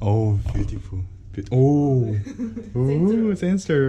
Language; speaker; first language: English; non-native, learner; Korean